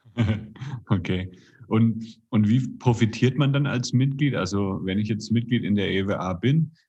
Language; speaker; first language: German; native; German